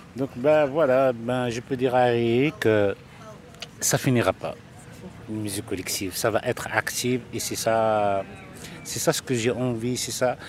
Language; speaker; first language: French; non-native, local second language; Arabic